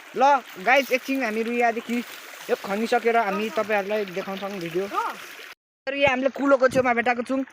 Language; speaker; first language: Nepali; non-native, local second language; Limbu